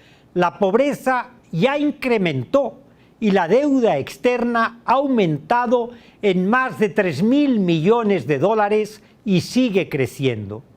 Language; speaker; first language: Spanish; native; Spanish